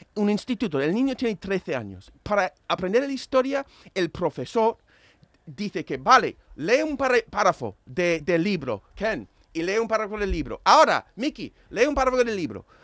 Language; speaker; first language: Spanish; non-native, fluent; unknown